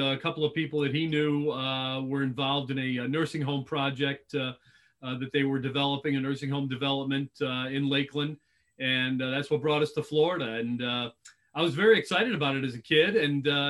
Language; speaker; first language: English; native; English